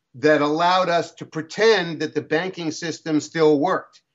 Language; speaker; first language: English; native; English